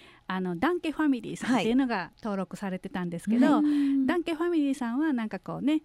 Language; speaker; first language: Japanese; native; Japanese